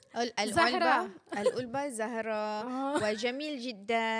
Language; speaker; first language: Arabic; non-native, learner; Malay